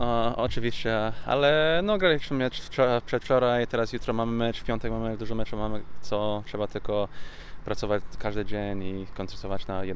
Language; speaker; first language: Polish; early bilingual, heritage; English